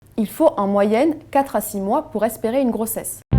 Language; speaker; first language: French; native; French